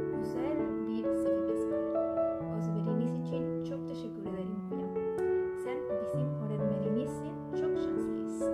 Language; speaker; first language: Turkish; non-native, learner; Korean